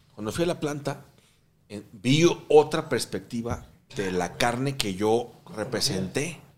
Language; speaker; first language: Spanish; native; Spanish